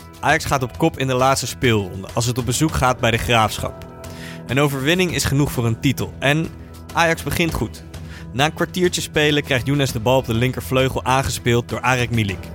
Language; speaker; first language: Dutch; native; Dutch